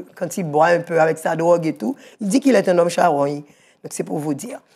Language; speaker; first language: French; native; French